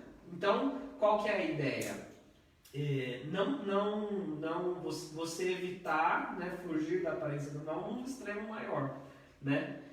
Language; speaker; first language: Portuguese; native; Portuguese